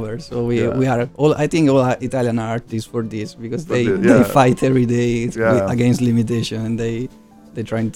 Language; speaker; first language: English; non-native, fluent; Italian